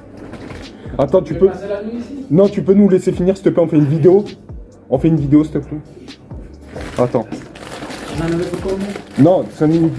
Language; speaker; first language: French; native; French